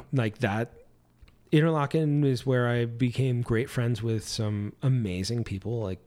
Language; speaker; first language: English; native; English